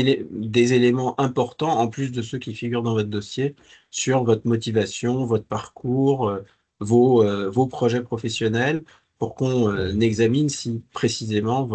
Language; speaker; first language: French; native; French